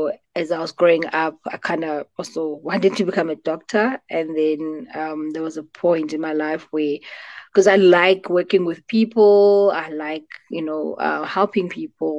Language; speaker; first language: English; non-native, local second language; Xhosa